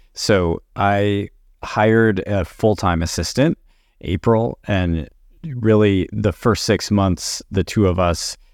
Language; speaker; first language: English; native; English